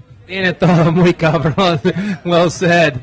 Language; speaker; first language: Spanish; non-native, learner; English